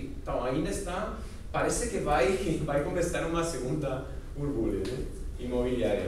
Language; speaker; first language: Portuguese; non-native, fluent; Spanish